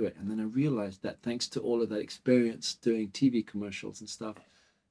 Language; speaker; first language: English; native; English